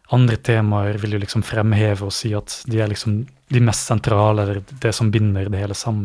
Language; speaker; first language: Norwegian; native; Norwegian